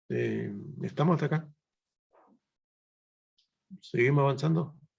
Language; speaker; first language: Spanish; native; Spanish